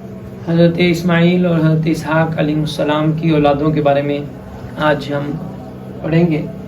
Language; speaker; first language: Urdu; native; Urdu